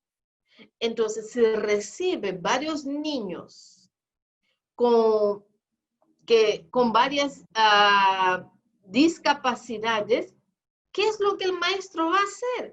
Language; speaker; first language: Spanish; non-native, fluent; Portuguese